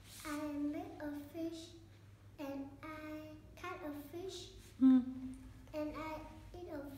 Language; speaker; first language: English; non-native, learner; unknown